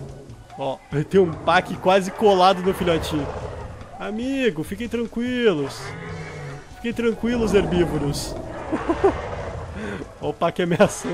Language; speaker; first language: Portuguese; native; Portuguese